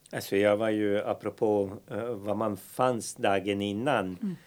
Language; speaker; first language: Swedish; non-native, fluent; Bosnian